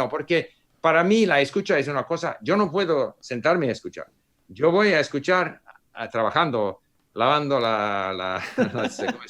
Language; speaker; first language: Spanish; non-native, fluent; English